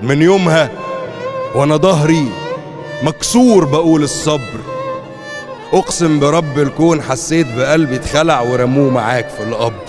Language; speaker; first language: Arabic; native; Arabic